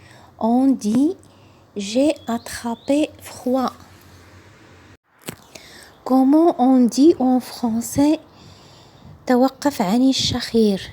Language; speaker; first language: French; non-native, local second language; Arabic